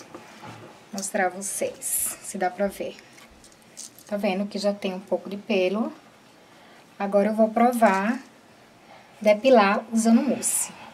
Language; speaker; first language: Portuguese; native; Portuguese